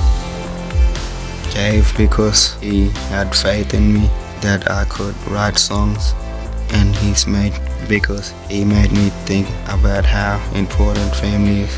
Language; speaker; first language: English; native; English